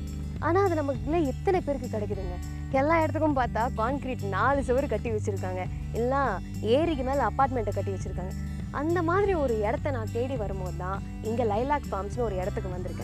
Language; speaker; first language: Tamil; native; Tamil